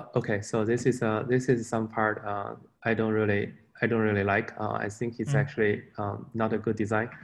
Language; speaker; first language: English; non-native, fluent; Chinese